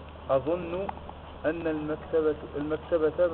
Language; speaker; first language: Arabic; non-native, learner; French